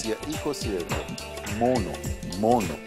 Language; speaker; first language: Greek; non-native, fluent; Persian